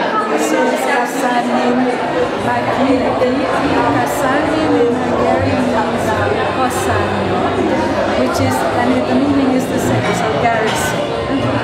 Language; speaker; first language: English; non-native, fluent; Hungarian